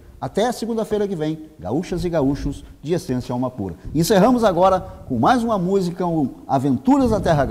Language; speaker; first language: Portuguese; native; Portuguese